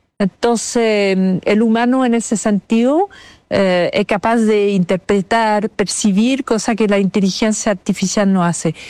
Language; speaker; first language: Spanish; non-native, fluent; French